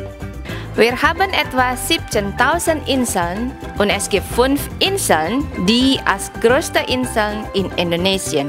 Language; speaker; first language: German; non-native, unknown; Indonesian